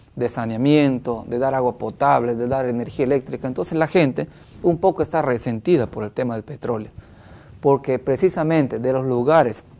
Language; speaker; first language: Spanish; native; Spanish